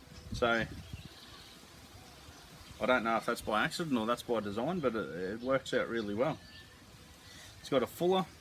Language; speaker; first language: English; native; English